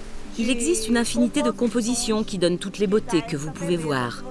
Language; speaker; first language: French; native; French